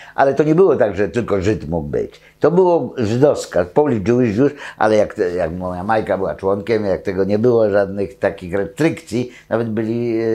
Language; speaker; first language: Polish; native; Polish